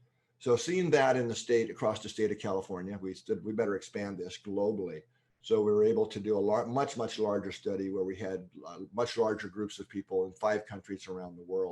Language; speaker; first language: English; native; English